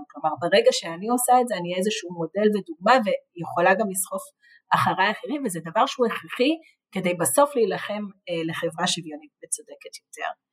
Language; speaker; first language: Hebrew; native; Hebrew